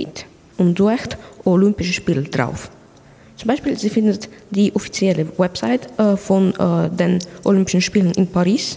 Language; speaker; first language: German; non-native, local second language; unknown